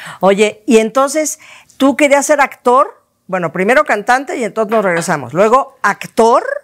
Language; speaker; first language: Spanish; native; Spanish